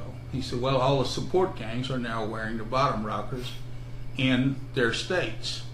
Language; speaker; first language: English; native; English